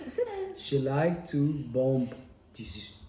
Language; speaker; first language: English; non-native, learner; Amharic